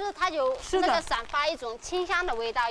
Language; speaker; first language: Chinese; native; Chinese